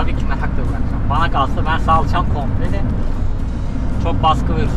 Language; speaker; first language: Turkish; native; Turkish